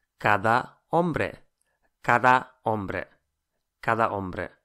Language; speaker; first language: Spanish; non-native, fluent; English